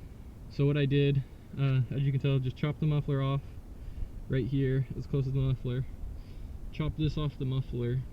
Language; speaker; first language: English; native; English